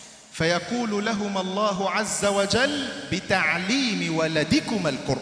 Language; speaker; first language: Arabic; native; Arabic